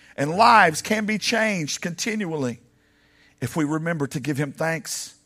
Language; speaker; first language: English; native; English